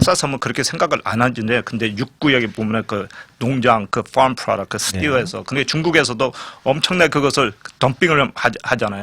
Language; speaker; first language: Korean; non-native, local second language; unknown